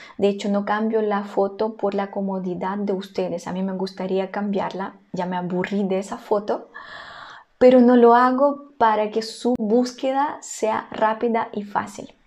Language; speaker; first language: Spanish; non-native, fluent; Russian